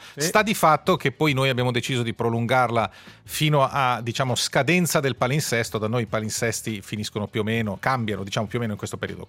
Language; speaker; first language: Italian; native; Italian